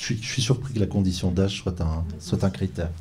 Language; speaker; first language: French; native; French